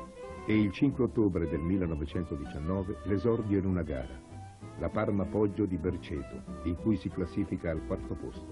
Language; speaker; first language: Italian; native; Italian